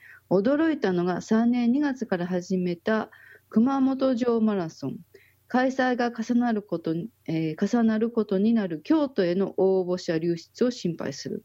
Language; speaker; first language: Japanese; native; Japanese